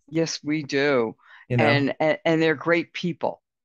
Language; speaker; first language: English; native; English